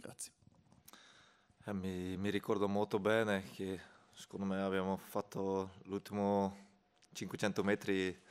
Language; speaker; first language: Italian; non-native, fluent; Dutch